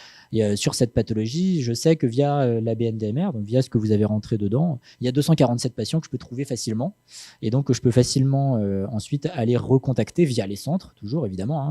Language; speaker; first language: French; native; French